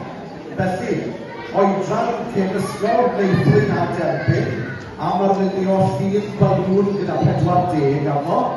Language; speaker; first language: Welsh; native; Welsh